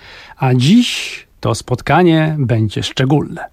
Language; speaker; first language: Polish; native; Polish